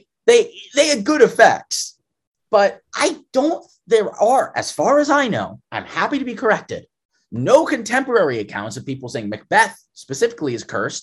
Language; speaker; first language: English; native; English